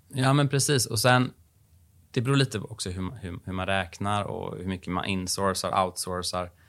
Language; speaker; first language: Swedish; native; Swedish